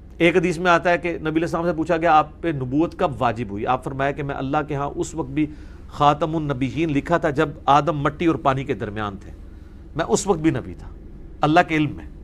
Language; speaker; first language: Urdu; non-native, local second language; Punjabi